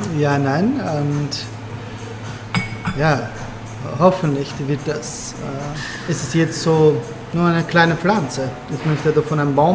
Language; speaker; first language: German; non-native, learner; Turkish